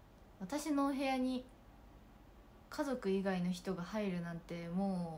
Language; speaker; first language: Japanese; native; Japanese